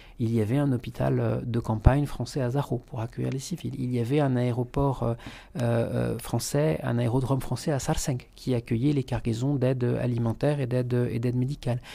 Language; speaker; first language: French; native; French